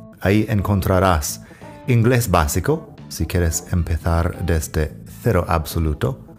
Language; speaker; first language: Spanish; non-native, fluent; English